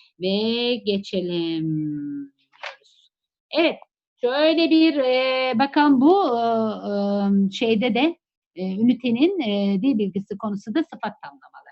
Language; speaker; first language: Turkish; native; Turkish